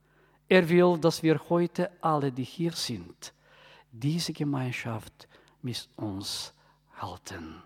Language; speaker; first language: German; non-native, fluent; Bulgarian